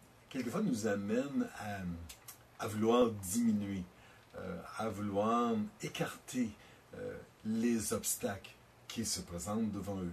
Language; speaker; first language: French; native; French